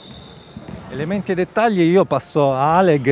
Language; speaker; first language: Italian; native; Italian